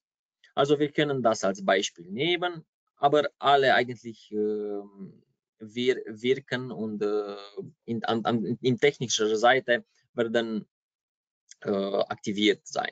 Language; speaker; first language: German; non-native, fluent; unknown